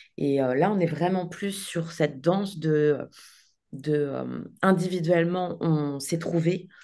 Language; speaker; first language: French; native; French